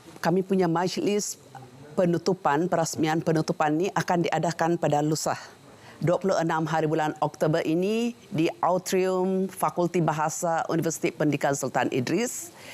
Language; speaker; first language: Malay; non-native, local second language; Central Dusun